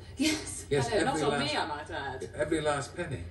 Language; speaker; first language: English; native; English